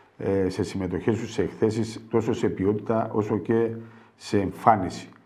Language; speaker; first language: Greek; native; Greek